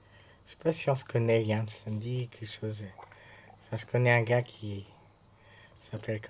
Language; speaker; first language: French; native; French